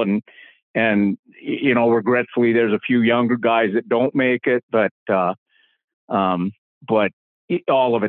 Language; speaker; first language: English; native; English